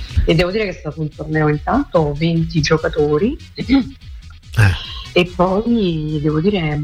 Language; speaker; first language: Italian; native; Italian